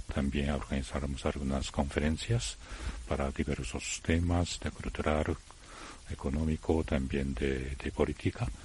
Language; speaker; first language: Spanish; non-native, fluent; Japanese